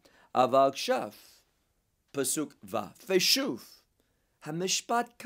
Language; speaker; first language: Hebrew; non-native, fluent; English